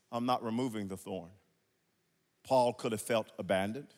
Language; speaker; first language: English; native; English